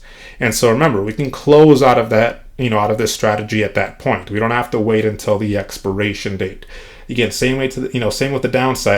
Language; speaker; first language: English; native; English